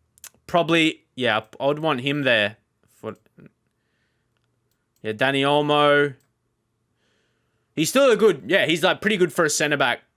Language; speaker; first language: English; native; English